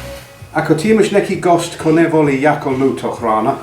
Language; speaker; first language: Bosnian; non-native, learner; English